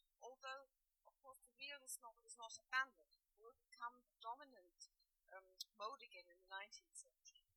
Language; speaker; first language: English; non-native, fluent; German